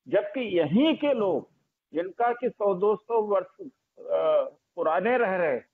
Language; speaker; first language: Hindi; native; Hindi